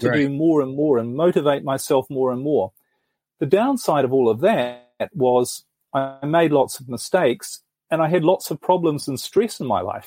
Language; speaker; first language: English; native; English